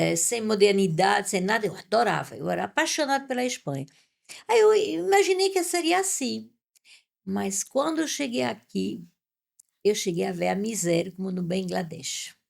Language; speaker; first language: Portuguese; non-native, fluent; French